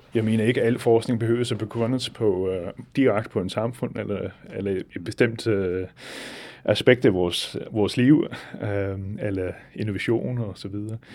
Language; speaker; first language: Danish; non-native, fluent; English